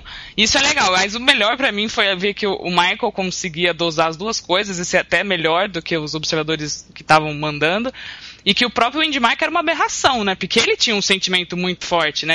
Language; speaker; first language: Portuguese; native; Portuguese